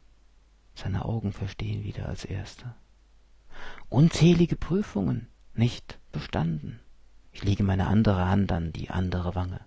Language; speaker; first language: German; native; German